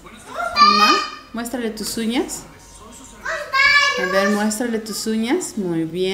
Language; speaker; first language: Spanish; native; Spanish